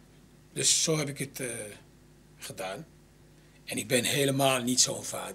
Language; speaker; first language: Dutch; non-native, local second language; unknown